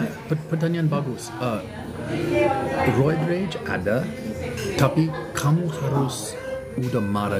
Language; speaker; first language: Indonesian; non-native, learner; English